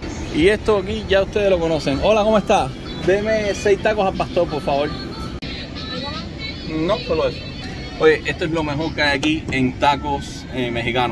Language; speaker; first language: Spanish; native; Spanish